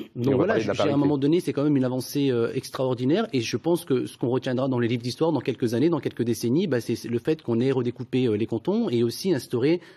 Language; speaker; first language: French; native; French